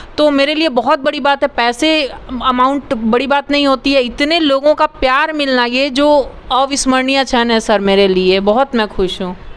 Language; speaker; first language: Hindi; native; Hindi